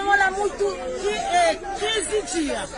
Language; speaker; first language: Portuguese; non-native, learner; Haitian Creole